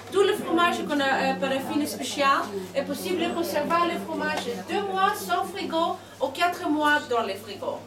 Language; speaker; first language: French; non-native, learner; Dutch